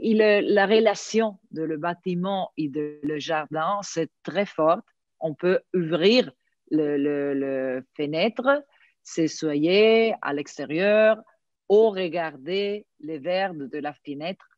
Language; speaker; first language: French; non-native, fluent; Italian